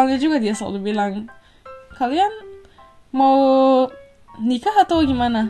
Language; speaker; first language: Indonesian; non-native, fluent; Turkish